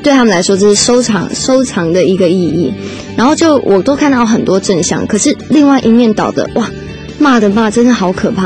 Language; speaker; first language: Chinese; native; Chinese